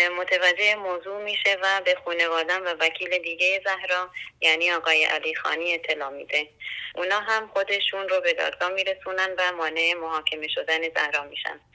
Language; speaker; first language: Persian; non-native, local second language; Central Kurdish